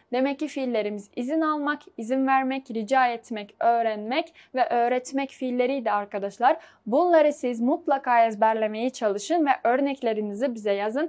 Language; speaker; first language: Turkish; non-native, fluent; Uzbek